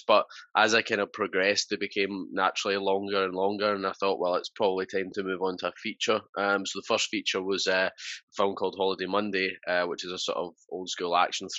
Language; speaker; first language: English; native; English